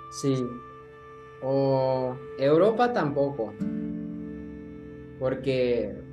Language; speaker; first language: Spanish; non-native, learner; Japanese